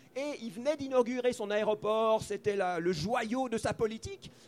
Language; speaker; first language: French; native; French